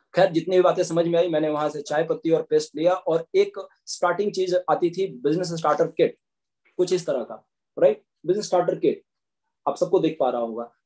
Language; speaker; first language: Hindi; native; Hindi